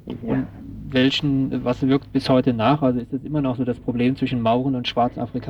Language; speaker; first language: German; native; German